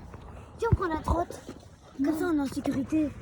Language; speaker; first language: French; native; French